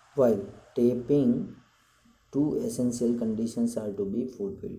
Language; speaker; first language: English; non-native, local second language; Gujarati